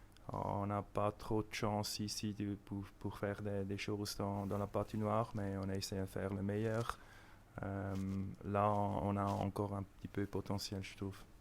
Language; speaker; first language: French; non-native, local second language; German